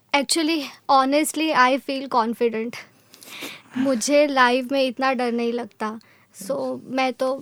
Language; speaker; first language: Hindi; non-native, local second language; Gujarati